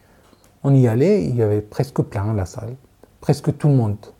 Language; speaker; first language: French; non-native, learner; Arabic